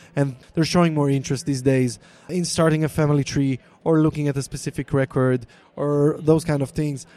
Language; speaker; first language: English; non-native, fluent; Hebrew